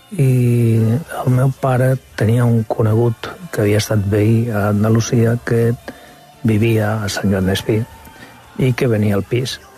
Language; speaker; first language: Catalan; non-native, local second language; Spanish